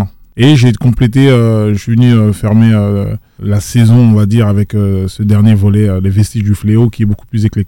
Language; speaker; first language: French; native; French